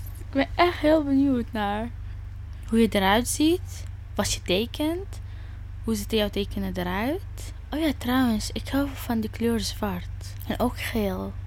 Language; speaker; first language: Dutch; early bilingual, other home language; Arabic